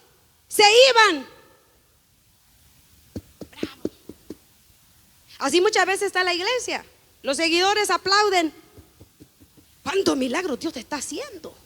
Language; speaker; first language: Spanish; native; Spanish